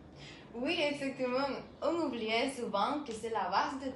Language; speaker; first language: French; non-native, learner; Spanish